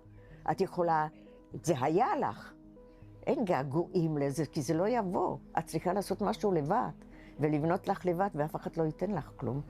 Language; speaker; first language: Hebrew; non-native, fluent; Czech